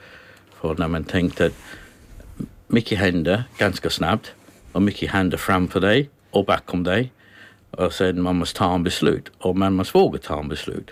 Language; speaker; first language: Swedish; non-native, learner; English